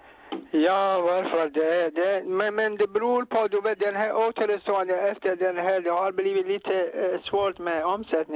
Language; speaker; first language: Swedish; non-native, learner; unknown